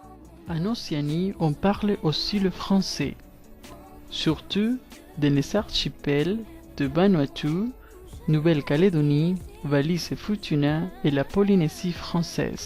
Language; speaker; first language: French; non-native, learner; Spanish